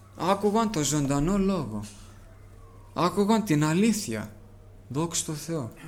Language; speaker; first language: Greek; early bilingual, heritage; Greek